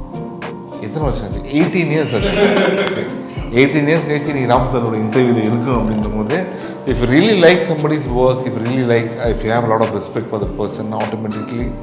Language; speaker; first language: Tamil; native; Tamil